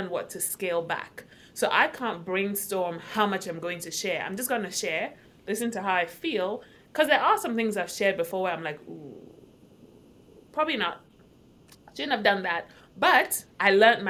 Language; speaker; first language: English; non-native, local second language; Akan